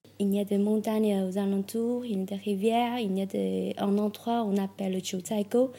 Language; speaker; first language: French; non-native, fluent; Chinese